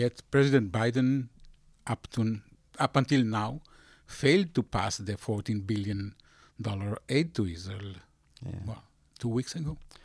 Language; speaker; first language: English; non-native, fluent; Hebrew